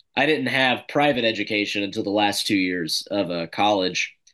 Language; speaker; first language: English; native; English